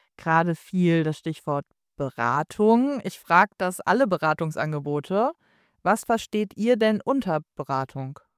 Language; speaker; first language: German; native; German